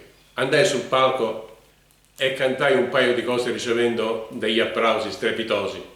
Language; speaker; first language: Italian; native; Italian